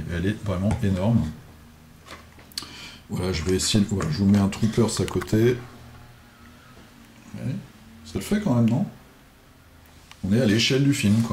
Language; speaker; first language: French; native; French